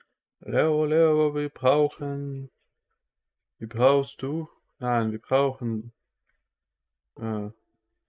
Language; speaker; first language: German; non-native, learner; Russian